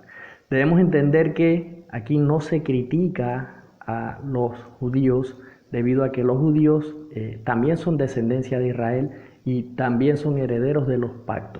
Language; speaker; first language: Spanish; native; Spanish